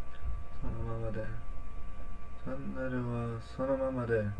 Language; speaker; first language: Japanese; non-native, learner; English